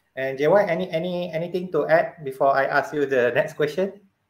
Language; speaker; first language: English; non-native, local second language; Malay